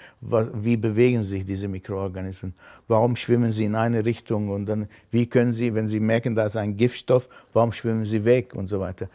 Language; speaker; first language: German; non-native, fluent; Armenian